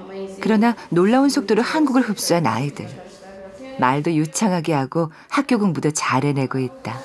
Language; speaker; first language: Korean; native; Korean